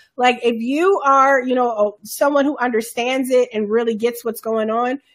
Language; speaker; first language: English; native; English